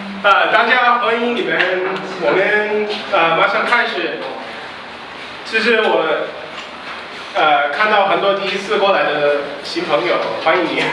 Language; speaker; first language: Chinese; non-native, fluent; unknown